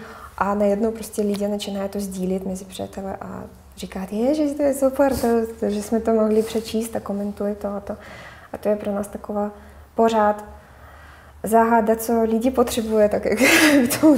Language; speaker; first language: Czech; non-native, fluent; Russian